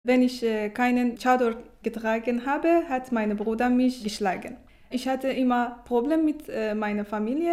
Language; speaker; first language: German; non-native, learner; Persian